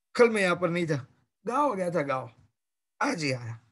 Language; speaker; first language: Hindi; non-native, local second language; Marathi